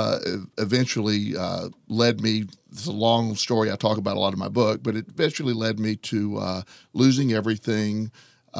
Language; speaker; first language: English; native; English